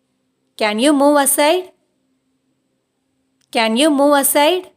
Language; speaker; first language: English; non-native, local second language; Tamil